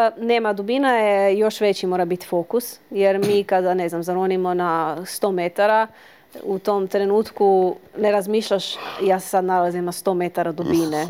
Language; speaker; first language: Croatian; early bilingual, heritage; Croatian